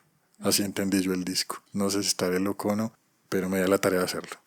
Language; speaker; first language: Spanish; native; Spanish